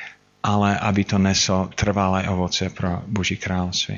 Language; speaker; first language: Czech; non-native, fluent; English